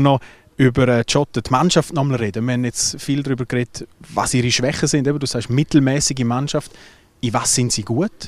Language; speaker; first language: German; native; German